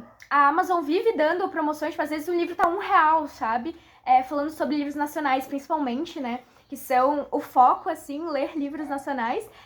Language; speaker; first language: Portuguese; native; Portuguese